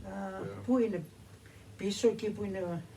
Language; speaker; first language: Greek; early bilingual, heritage; Greek